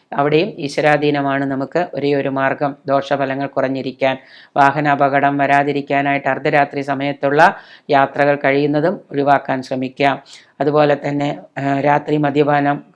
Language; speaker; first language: Malayalam; native; Malayalam